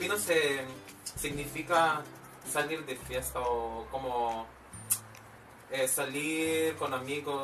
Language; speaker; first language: Spanish; non-native, fluent; Filipino